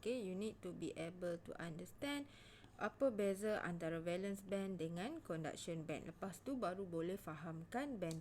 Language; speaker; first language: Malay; native; Malay